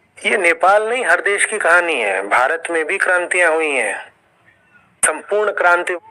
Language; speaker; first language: Hindi; native; Hindi